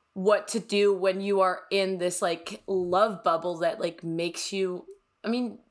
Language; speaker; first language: English; non-native, fluent; Danish